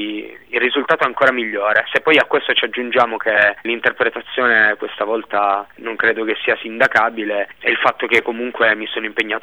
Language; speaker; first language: Italian; native; Italian